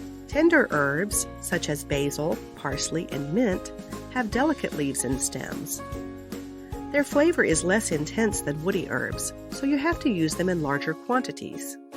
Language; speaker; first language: English; native; English